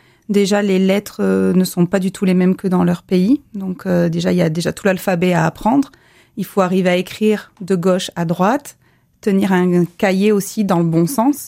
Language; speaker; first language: French; native; French